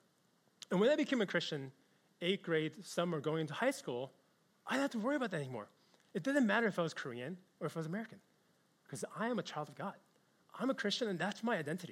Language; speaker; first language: English; early bilingual, other home language; Korean